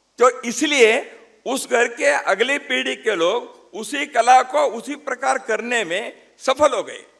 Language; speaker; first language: Hindi; non-native, local second language; Kannada